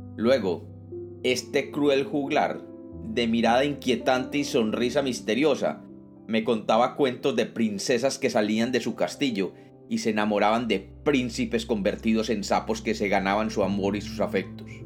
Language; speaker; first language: Spanish; native; Spanish